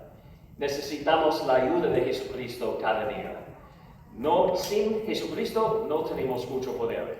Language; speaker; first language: Spanish; non-native, learner; English